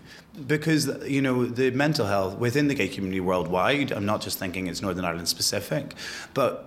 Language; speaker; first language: English; native; English